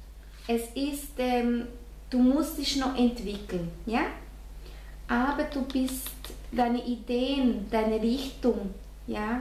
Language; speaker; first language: German; non-native, fluent; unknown